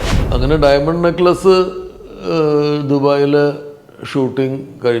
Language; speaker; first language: Malayalam; native; Malayalam